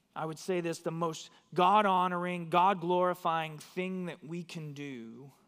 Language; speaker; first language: English; native; English